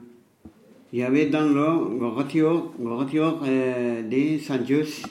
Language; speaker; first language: French; non-native, learner; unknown